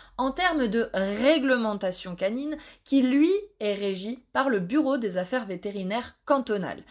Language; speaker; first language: French; native; French